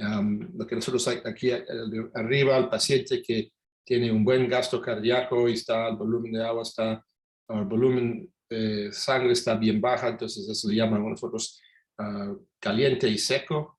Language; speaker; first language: Spanish; non-native, fluent; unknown